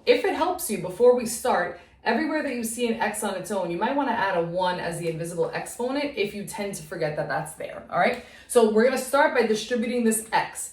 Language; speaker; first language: English; native; English